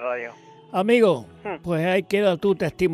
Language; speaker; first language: Spanish; native; Spanish